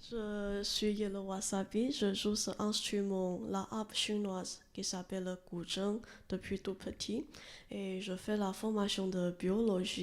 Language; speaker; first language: French; non-native, learner; Chinese